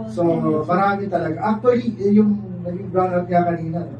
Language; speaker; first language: Filipino; native; Filipino